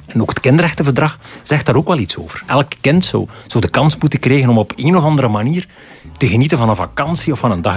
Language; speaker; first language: Dutch; native; Dutch